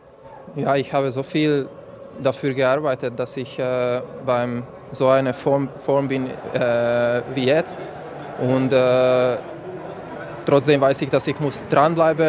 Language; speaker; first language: German; non-native, fluent; Slovak